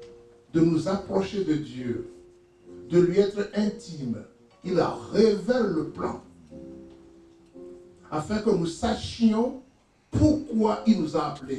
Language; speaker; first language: French; native; French